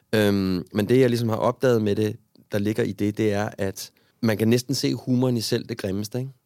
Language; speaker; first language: Danish; native; Danish